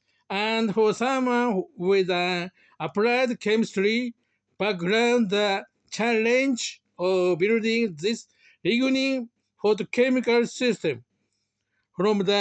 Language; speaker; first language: English; non-native, learner; Japanese